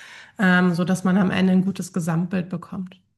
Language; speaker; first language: German; native; German